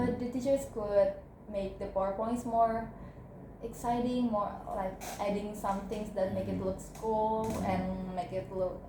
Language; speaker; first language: English; non-native, learner; Indonesian